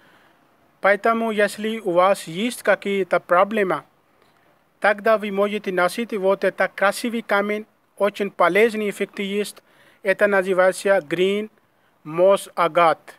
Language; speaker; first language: Russian; non-native, learner; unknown